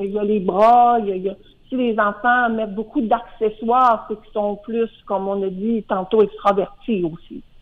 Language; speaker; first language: French; native; French